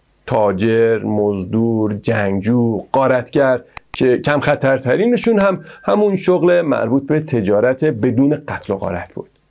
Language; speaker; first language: Persian; native; Persian